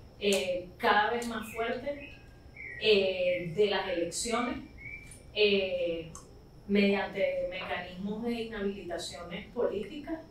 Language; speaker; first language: Spanish; native; Spanish